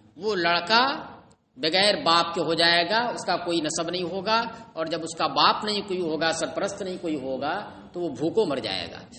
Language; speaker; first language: Urdu; native; Urdu